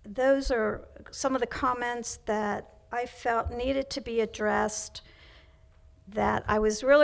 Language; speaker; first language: English; native; English